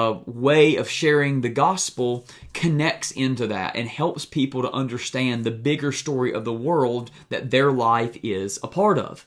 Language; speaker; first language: English; native; English